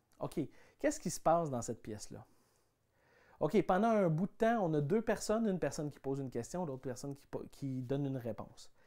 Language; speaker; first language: French; native; French